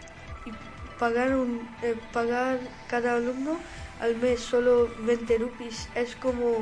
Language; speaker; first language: Spanish; non-native, learner; Urdu